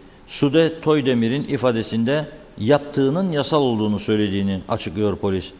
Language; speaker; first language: Turkish; native; Turkish